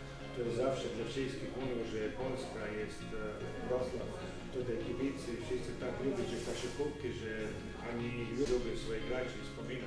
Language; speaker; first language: Polish; non-native, learner; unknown